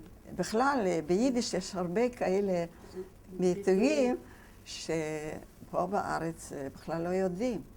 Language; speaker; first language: Hebrew; non-native, fluent; Yiddish